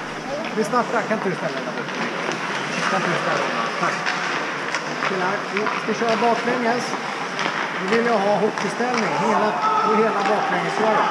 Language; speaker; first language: Swedish; native; Swedish